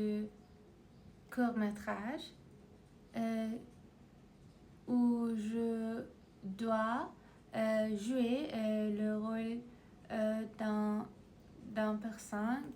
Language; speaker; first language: French; non-native, learner; Persian